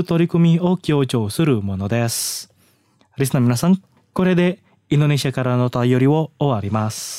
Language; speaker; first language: Japanese; non-native, fluent; Indonesian